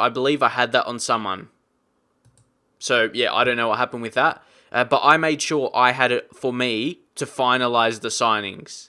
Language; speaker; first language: English; native; English